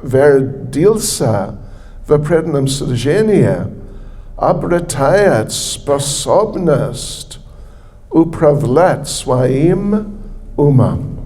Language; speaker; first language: Russian; non-native, learner; English